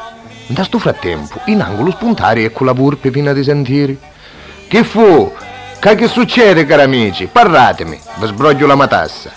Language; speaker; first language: Italian; native; Italian